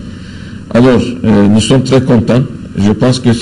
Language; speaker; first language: French; non-native, fluent; Turkish